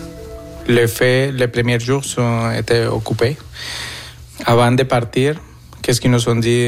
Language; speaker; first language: French; non-native, fluent; Spanish